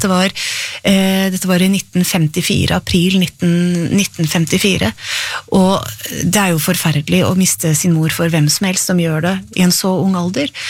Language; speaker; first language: Norwegian; native; Norwegian